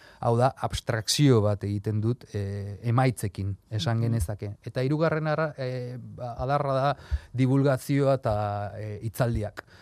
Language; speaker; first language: Basque; non-native, local second language; Spanish